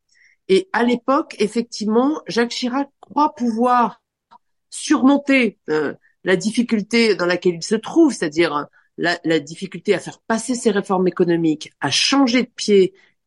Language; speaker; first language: French; native; French